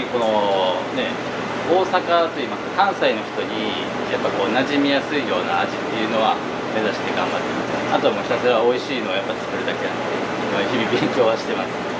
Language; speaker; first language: Japanese; native; Japanese